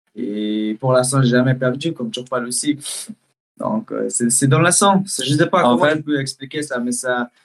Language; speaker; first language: French; early bilingual, heritage; Russian